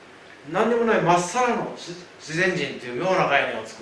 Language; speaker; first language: Japanese; native; Japanese